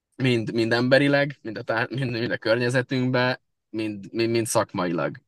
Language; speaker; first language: Hungarian; native; Hungarian